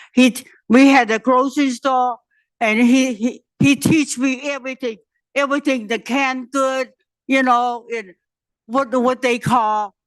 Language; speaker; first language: English; non-native, learner; Chinese